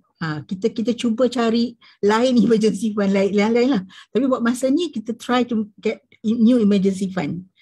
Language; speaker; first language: Malay; native; Malay